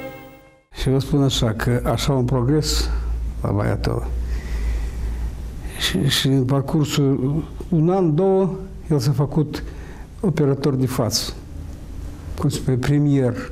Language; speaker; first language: Romanian; non-native, local second language; Russian